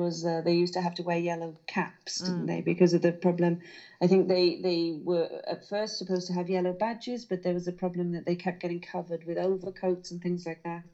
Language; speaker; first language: English; native; English